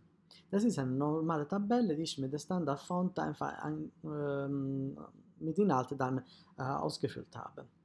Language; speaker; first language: German; non-native, fluent; Italian